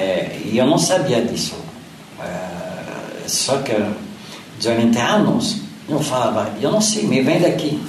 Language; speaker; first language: Spanish; non-native, learner; French